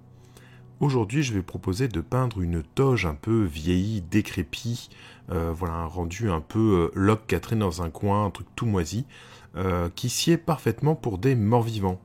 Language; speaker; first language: French; native; French